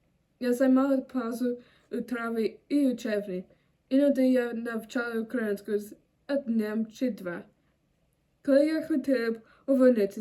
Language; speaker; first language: Ukrainian; non-native, learner; German